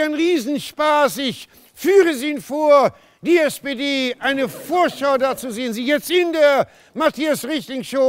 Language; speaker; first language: German; native; German